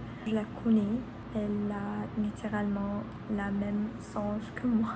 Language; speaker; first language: French; non-native, learner; Spanish